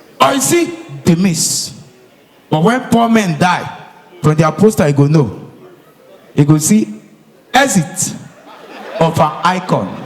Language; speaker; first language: Nigerian Pidgin; native; Nigerian Pidgin